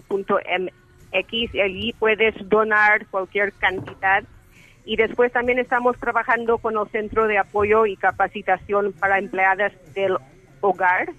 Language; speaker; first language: Spanish; early bilingual, heritage; English